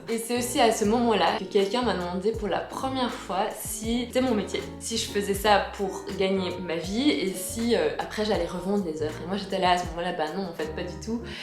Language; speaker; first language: French; native; French